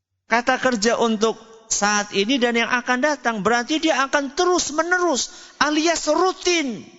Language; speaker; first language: Indonesian; non-native, local second language; Javanese